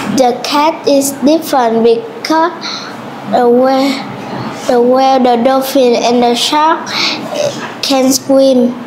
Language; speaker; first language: English; non-native, learner; Vietnamese